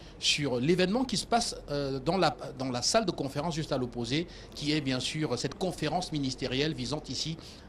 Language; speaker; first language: French; native; French